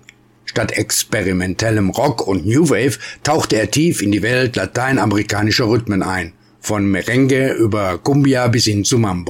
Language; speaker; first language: German; native; German